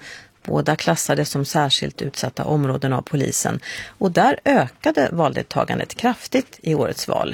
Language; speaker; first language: Swedish; native; Swedish